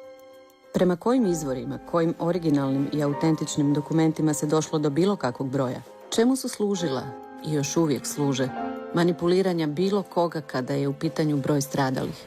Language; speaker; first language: Croatian; native; Croatian